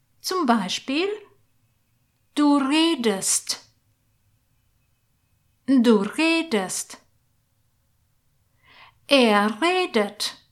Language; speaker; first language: German; non-native, fluent; Polish